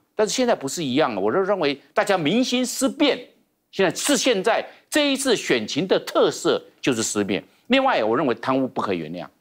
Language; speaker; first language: Chinese; native; Chinese